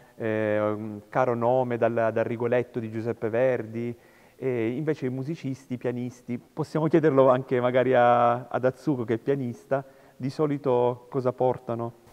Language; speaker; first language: Italian; native; Italian